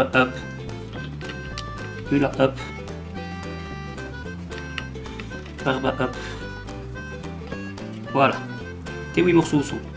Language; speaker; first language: French; native; French